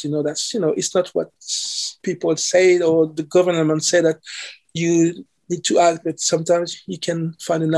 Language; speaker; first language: English; non-native, fluent; French